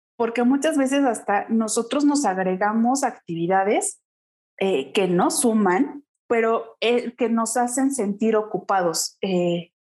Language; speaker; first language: Spanish; native; Spanish